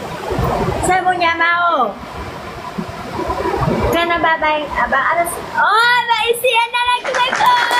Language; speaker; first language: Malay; non-native, fluent; Vietnamese